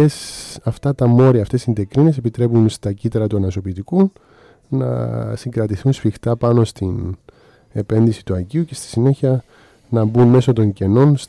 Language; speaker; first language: Greek; native; Greek